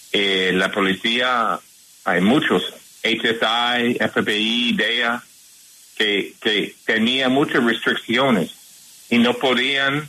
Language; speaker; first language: Spanish; non-native, fluent; English